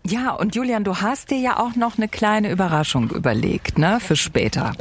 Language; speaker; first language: German; native; German